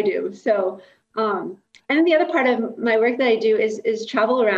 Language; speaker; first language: English; native; English